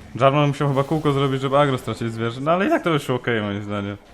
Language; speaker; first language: Polish; native; Polish